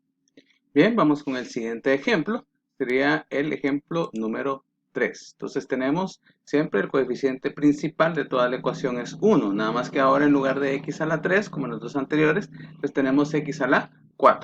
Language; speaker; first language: Spanish; native; Spanish